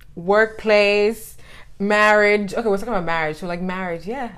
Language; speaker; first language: English; non-native, local second language; Akan